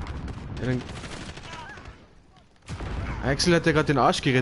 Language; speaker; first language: German; native; German